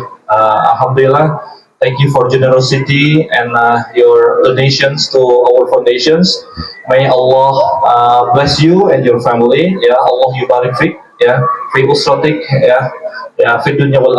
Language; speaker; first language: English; non-native, fluent; Indonesian